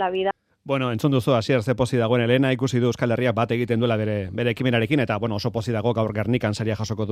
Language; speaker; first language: Basque; native; Basque